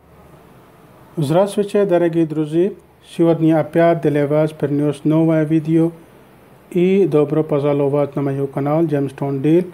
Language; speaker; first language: Russian; non-native, learner; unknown